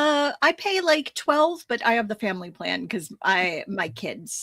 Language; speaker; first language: English; native; English